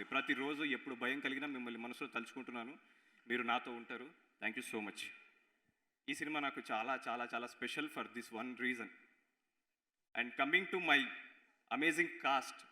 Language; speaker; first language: Telugu; native; Telugu